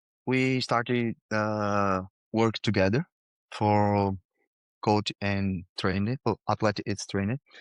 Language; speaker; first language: English; non-native, learner; Portuguese